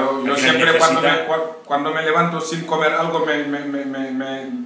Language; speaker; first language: Spanish; non-native, learner; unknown